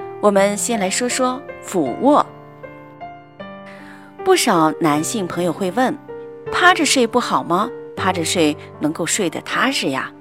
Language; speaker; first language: Chinese; native; Chinese